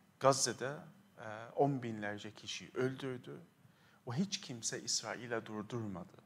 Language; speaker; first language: Turkish; non-native, fluent; Arabic